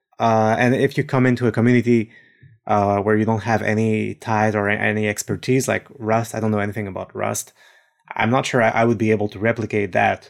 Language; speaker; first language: English; non-native, fluent; French